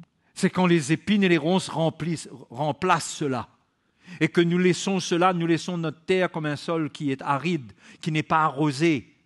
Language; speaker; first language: French; native; French